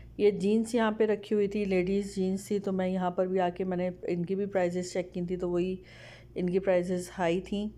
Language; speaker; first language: Urdu; native; Urdu